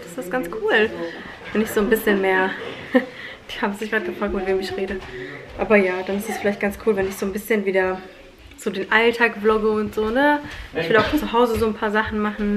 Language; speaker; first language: German; native; German